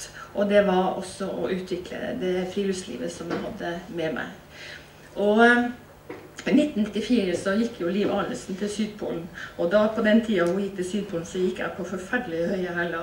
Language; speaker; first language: Norwegian; native; Norwegian